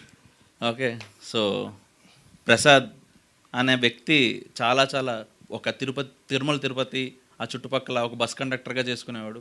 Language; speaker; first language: Telugu; native; Telugu